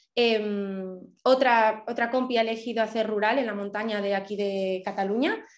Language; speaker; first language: Spanish; native; Spanish